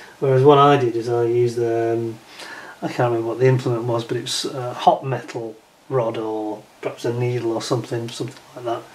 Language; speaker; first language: English; native; English